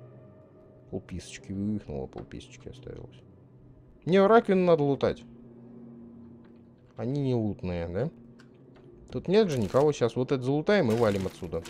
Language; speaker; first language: Russian; native; Russian